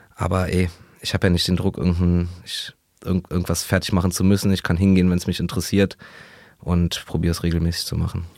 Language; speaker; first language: German; native; German